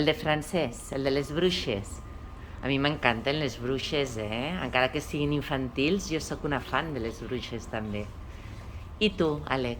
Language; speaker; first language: Catalan; native; Catalan